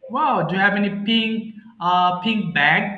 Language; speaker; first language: English; non-native, fluent; Bangla